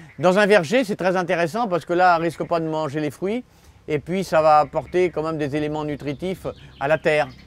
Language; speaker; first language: French; native; French